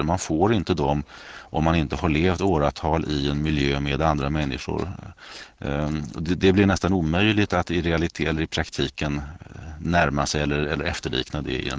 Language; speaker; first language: Swedish; native; Swedish